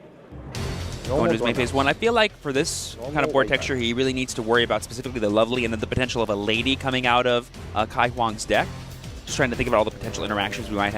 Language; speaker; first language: English; native; English